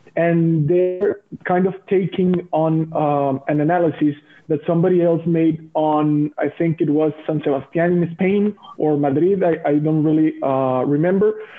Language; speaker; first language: English; non-native, fluent; Spanish